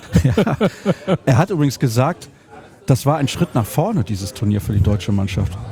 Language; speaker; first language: German; native; German